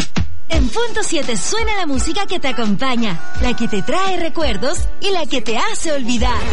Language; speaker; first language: Spanish; native; Spanish